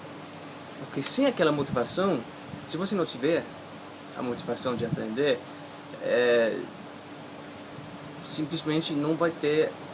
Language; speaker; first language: Portuguese; non-native, fluent; English